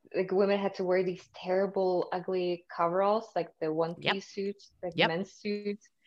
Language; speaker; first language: English; early bilingual, other home language; Russian